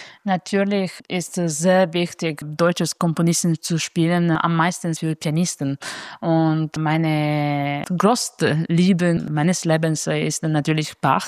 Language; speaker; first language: German; non-native, fluent; Italian